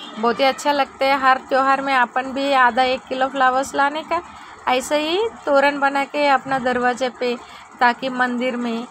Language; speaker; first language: Hindi; non-native, local second language; Telugu